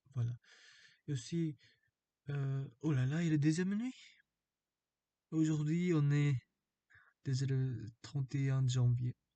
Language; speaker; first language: French; non-native, learner; Korean